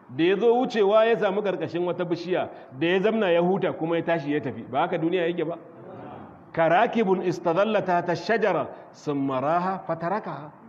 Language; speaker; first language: Hausa; non-native, local second language; Kanuri